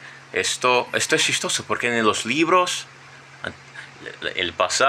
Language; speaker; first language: Spanish; non-native, fluent; Portuguese